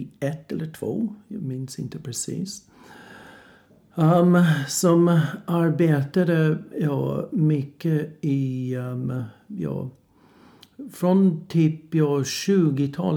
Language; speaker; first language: Swedish; non-native, fluent; English